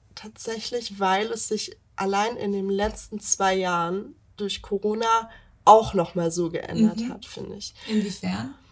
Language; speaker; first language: German; native; German